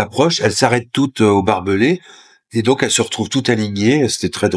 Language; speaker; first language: French; native; French